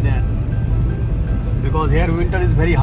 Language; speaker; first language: English; non-native, local second language; Hindi